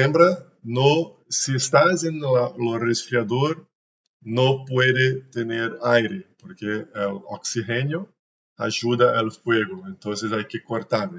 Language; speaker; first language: Spanish; non-native, learner; Portuguese